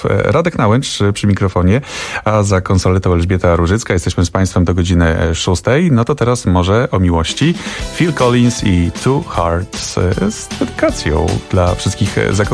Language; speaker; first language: Polish; native; Polish